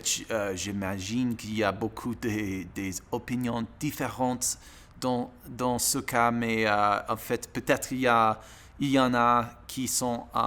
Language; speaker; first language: French; non-native, learner; English